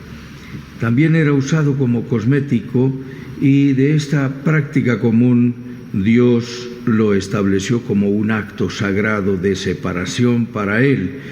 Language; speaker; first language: Spanish; native; Spanish